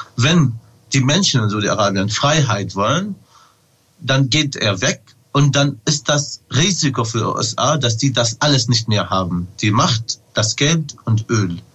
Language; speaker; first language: German; non-native, fluent; Arabic